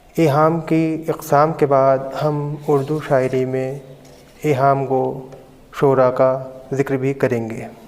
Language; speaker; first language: Urdu; native; Urdu